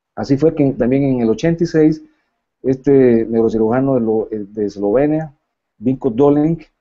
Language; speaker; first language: Spanish; native; Spanish